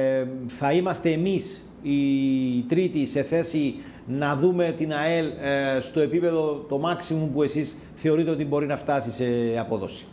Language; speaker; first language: Greek; native; Greek